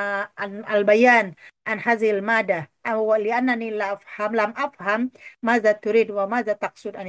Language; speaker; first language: Arabic; non-native, fluent; Indonesian